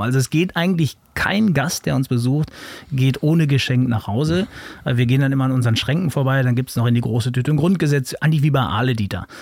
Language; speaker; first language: German; native; German